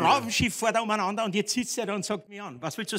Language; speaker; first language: German; native; German